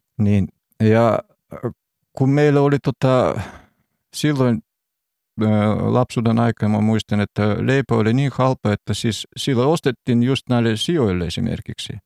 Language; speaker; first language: Finnish; non-native, fluent; Russian